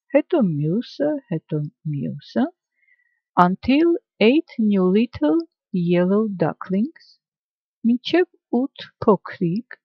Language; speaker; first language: English; non-native, fluent; Armenian